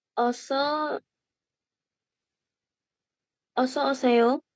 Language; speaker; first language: Korean; non-native, learner; Indonesian